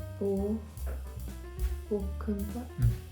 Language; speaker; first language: Korean; non-native, learner; English